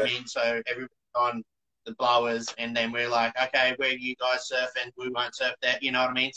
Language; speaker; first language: English; native; English